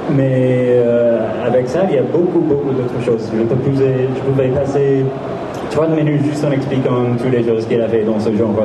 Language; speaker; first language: French; non-native, learner; English